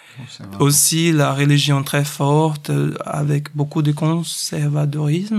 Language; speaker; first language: French; non-native, fluent; Portuguese